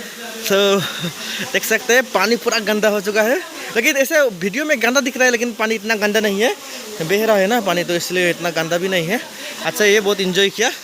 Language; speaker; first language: Hindi; non-native, local second language; Nepali